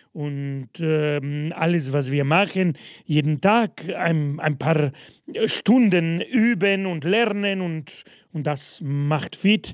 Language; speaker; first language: German; non-native, fluent; Spanish